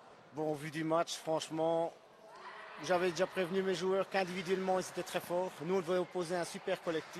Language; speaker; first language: French; native; French